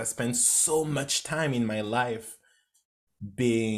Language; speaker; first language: English; non-native, fluent; French